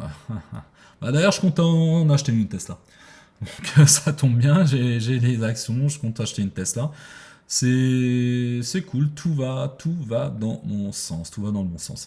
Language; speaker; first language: French; native; French